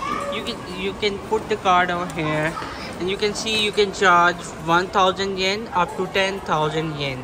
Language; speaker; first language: English; non-native, local second language; Urdu